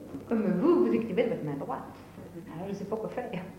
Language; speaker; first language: French; native; French